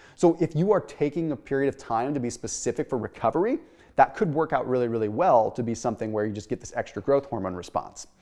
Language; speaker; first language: English; native; English